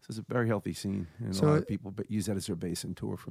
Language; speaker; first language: English; native; English